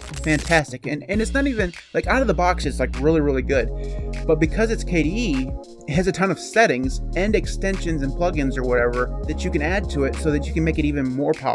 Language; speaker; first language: English; native; English